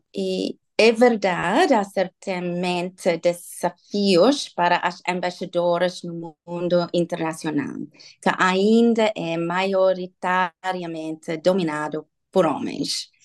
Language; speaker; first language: Portuguese; non-native, fluent; English